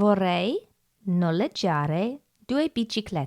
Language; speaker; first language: Italian; non-native, learner; English